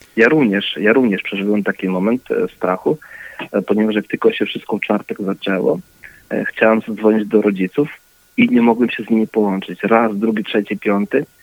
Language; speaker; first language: Polish; early bilingual, heritage; Polish